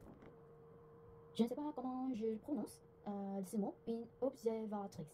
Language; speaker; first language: French; non-native, learner; Korean